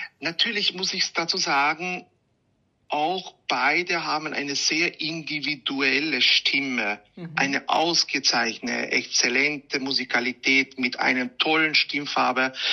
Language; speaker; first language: German; non-native, fluent; Hungarian